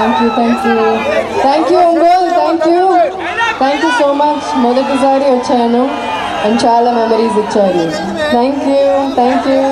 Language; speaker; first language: Telugu; non-native, fluent; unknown